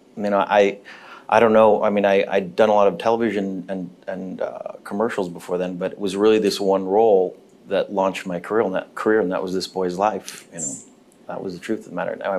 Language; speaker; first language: English; native; English